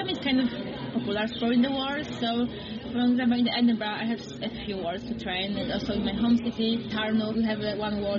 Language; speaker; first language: English; non-native, fluent; Polish